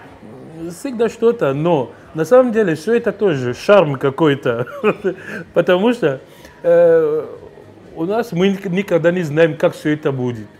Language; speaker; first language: Russian; non-native, fluent; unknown